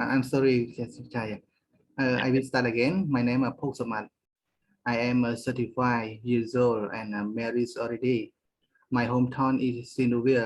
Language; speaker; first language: English; non-native, learner; Khmer